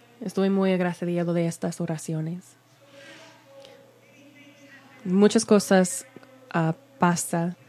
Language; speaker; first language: Spanish; non-native, learner; English